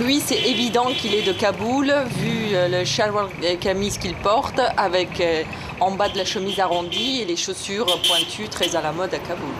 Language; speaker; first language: French; native; French